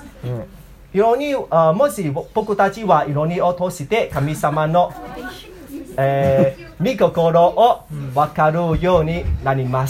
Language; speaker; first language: Japanese; non-native, learner; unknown